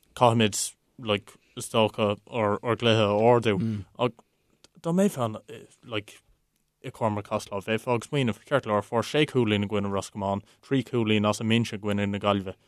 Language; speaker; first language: Irish; native; Irish